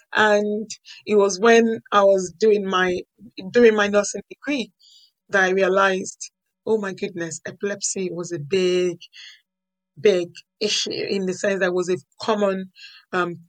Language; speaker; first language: English; non-native, local second language; Yoruba